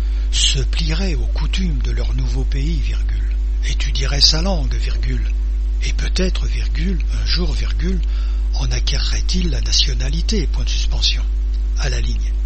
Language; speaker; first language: French; native; French